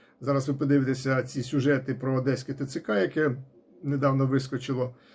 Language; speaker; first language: Ukrainian; non-native, local second language; Russian